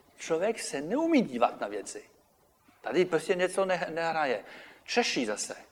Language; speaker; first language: Czech; non-native, fluent; French